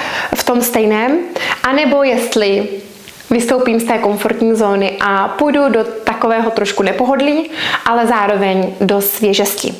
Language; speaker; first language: Czech; native; Czech